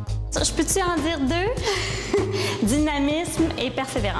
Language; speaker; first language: French; native; French